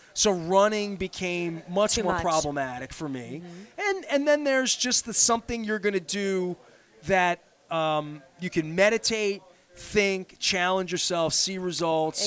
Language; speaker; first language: English; native; English